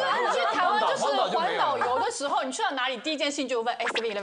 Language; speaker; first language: Chinese; native; Chinese